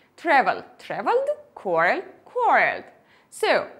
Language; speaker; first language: English; non-native, fluent; Armenian